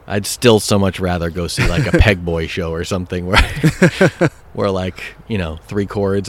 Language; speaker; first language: English; native; English